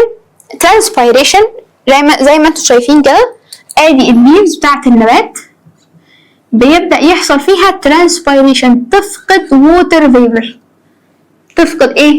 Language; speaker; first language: Arabic; native; Arabic